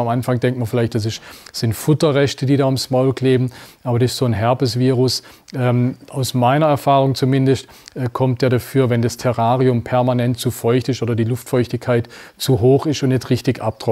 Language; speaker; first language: German; native; German